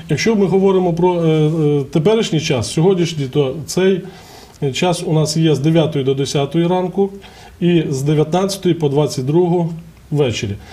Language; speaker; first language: Ukrainian; native; Ukrainian